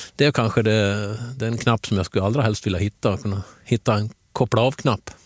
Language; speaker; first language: Swedish; native; Swedish